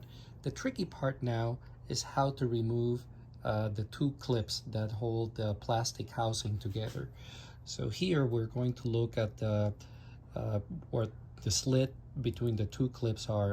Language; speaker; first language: English; native; English